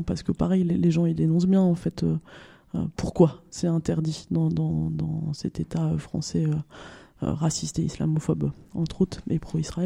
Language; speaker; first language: French; native; French